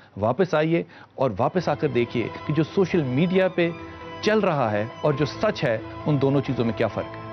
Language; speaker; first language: Urdu; native; Urdu